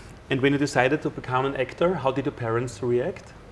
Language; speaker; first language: English; non-native, fluent; German